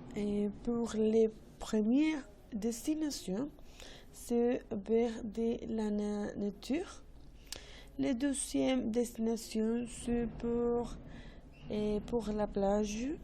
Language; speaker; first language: French; non-native, learner; Spanish